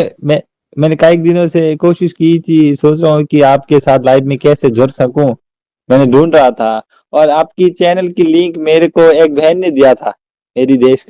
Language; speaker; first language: Hindi; non-native, learner; Bangla